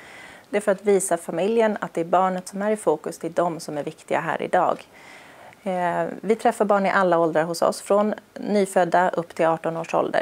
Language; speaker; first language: Swedish; native; Swedish